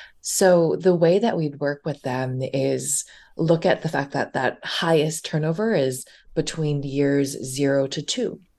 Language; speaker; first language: English; early bilingual, other home language; Chinese